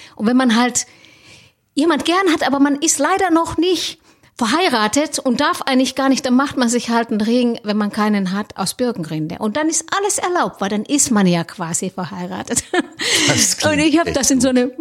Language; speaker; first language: German; non-native, fluent; Finnish